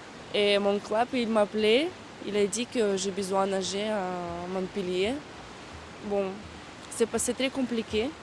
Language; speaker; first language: French; non-native, learner; Russian